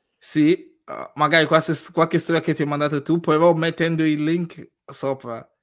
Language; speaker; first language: Italian; non-native, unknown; English